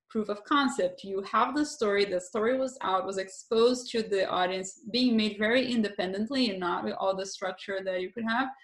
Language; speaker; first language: English; non-native, fluent; Portuguese